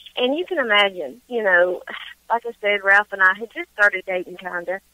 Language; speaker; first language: English; native; English